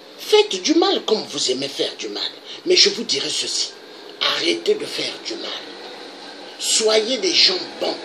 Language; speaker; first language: French; non-native, local second language; Lingala